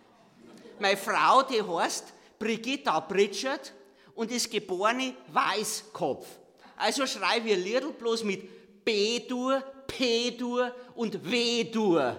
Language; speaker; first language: German; native; German